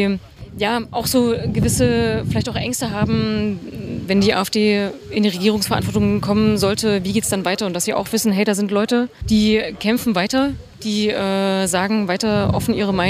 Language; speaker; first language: German; native; German